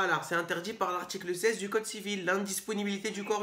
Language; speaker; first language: French; native; French